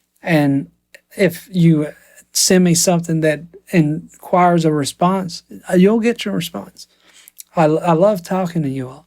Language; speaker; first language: English; native; English